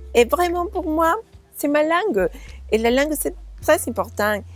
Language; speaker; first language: French; non-native, learner; Spanish